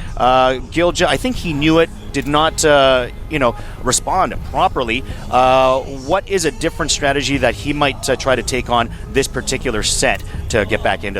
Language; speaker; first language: English; native; English